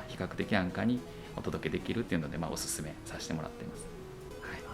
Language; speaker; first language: Japanese; native; Japanese